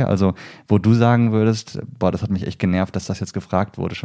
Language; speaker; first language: German; native; German